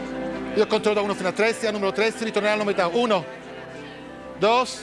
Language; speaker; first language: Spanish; non-native, learner; Italian